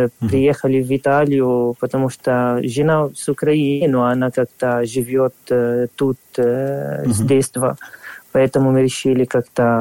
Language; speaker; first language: Russian; non-native, fluent; Arabic